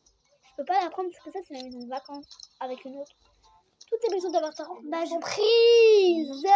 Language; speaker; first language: French; native; French